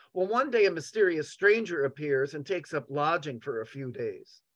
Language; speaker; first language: English; native; English